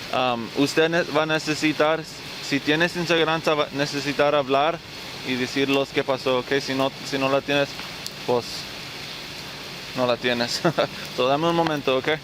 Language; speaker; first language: Spanish; early bilingual, heritage; English